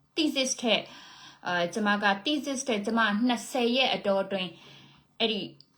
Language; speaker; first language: Burmese; native; Burmese